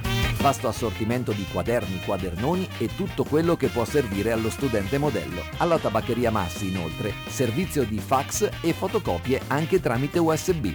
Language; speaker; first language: Italian; native; Italian